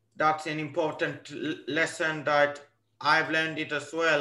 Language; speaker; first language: English; non-native, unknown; Hebrew